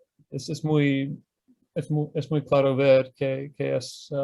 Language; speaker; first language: Spanish; non-native, fluent; English